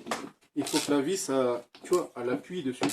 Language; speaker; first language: French; native; French